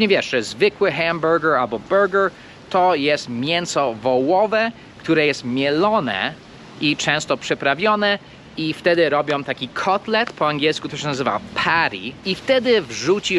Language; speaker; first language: Polish; non-native, fluent; English